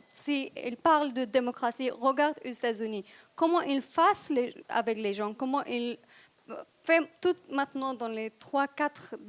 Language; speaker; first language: French; non-native, fluent; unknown